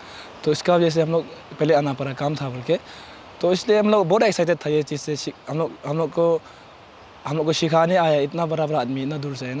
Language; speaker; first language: Hindi; non-native, local second language; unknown